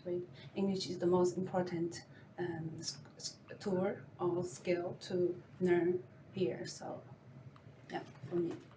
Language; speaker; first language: English; non-native, learner; Chinese